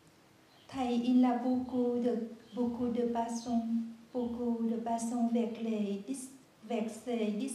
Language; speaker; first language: French; non-native, learner; Vietnamese